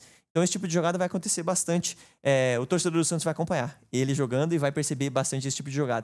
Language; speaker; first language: Portuguese; native; Portuguese